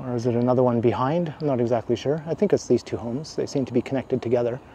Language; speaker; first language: English; native; English